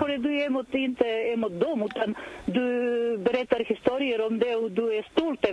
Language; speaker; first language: Swedish; non-native, fluent; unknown